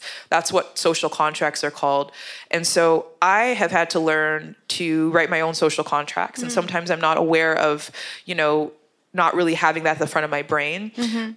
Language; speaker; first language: English; native; English